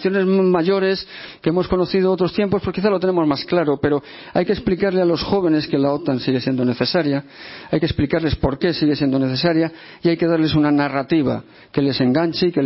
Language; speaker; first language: Spanish; native; Spanish